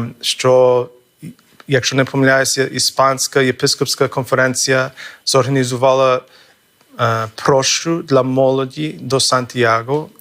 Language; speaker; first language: Ukrainian; non-native, fluent; English